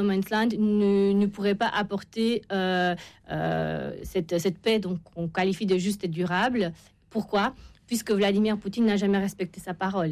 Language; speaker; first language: French; non-native, fluent; Romanian